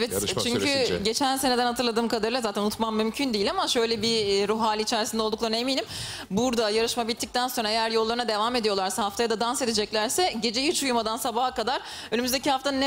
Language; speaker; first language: Turkish; native; Turkish